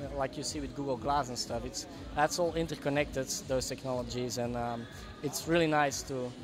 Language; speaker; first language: English; non-native, fluent; Dutch